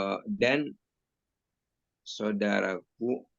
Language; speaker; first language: Indonesian; native; Indonesian